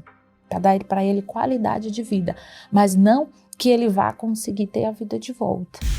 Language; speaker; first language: Portuguese; native; Portuguese